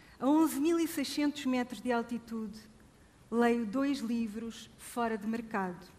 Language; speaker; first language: Portuguese; native; Portuguese